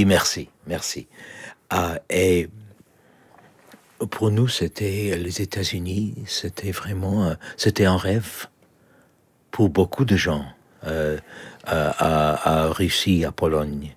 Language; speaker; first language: French; non-native, learner; Polish